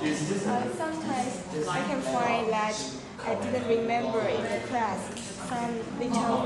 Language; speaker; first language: English; non-native, fluent; Chinese